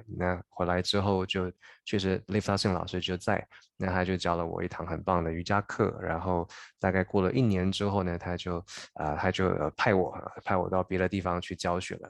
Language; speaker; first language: Chinese; native; Chinese